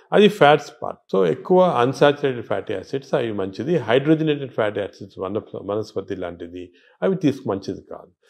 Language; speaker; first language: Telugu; native; Telugu